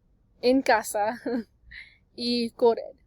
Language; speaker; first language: Spanish; non-native, learner; English